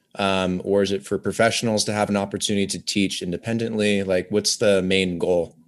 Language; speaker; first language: English; native; English